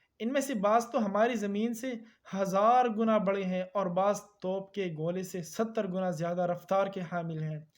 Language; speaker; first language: Urdu; native; Urdu